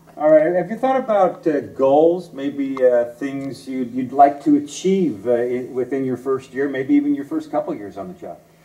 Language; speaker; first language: English; native; English